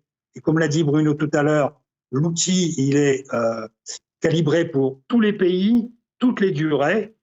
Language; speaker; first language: French; native; French